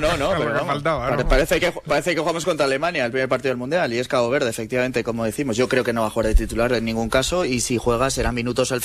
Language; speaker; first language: Spanish; native; Spanish